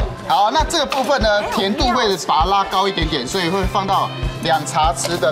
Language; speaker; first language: Chinese; native; Chinese